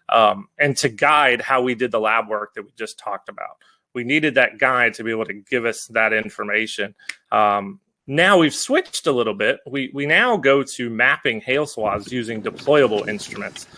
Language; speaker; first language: English; native; English